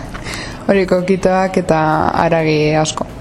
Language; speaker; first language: Basque; non-native, learner; Spanish